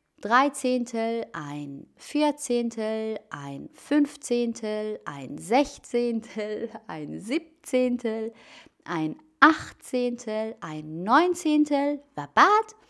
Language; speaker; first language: German; non-native, fluent; Persian